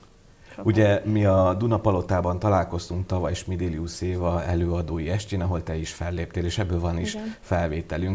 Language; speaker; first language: Hungarian; native; Hungarian